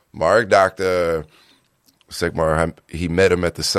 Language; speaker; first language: Dutch; non-native, learner; English